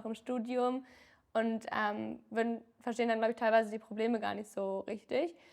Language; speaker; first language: German; native; German